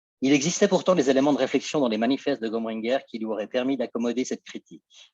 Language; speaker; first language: French; native; French